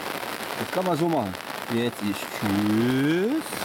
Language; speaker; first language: German; non-native, learner; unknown